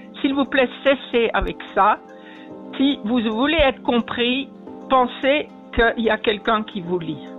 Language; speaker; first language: French; native; French